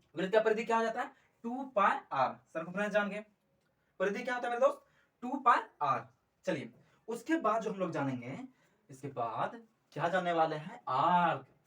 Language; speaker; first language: Hindi; native; Hindi